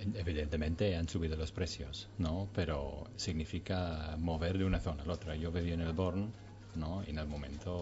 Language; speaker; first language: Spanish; non-native, fluent; English